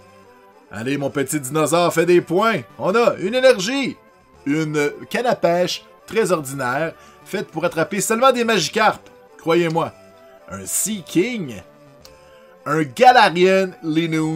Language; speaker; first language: French; native; French